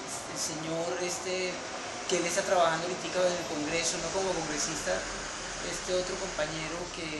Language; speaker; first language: Spanish; native; Spanish